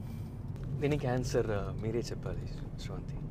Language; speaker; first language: Telugu; non-native, learner; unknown